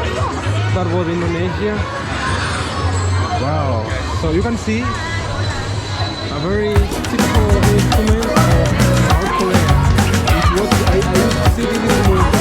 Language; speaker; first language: English; non-native, local second language; Swahili